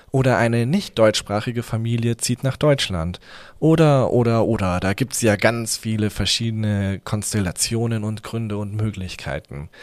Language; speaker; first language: German; early bilingual, other home language; Hungarian